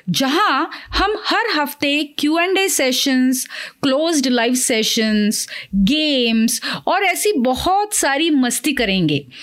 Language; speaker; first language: Hindi; non-native, local second language; Marathi